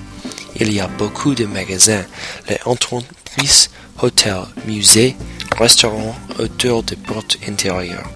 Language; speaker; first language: French; non-native, learner; English